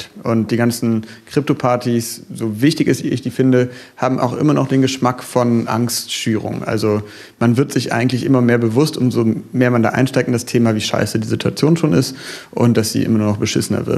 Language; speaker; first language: German; native; German